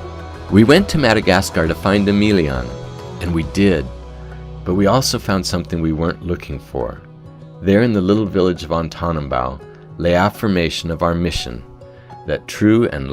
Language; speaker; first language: English; native; English